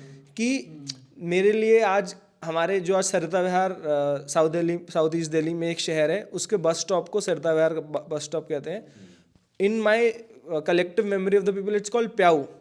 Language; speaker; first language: Hindi; native; Hindi